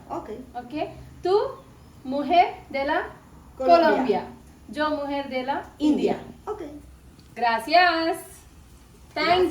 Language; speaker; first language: Spanish; non-native, learner; Telugu